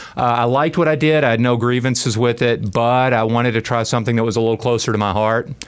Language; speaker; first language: English; native; English